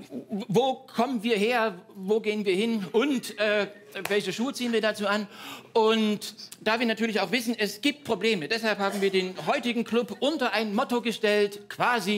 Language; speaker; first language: German; native; German